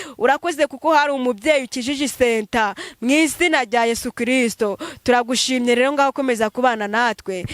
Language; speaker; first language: Kinyarwanda; native; Kinyarwanda